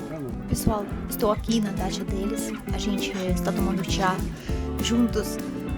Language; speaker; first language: Portuguese; non-native, fluent; Russian